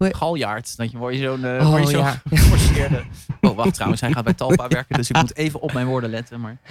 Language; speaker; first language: Dutch; native; Dutch